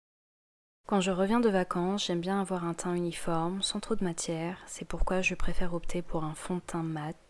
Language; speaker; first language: French; native; French